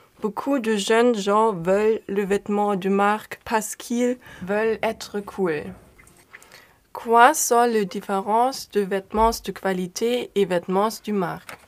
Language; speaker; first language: French; non-native, learner; German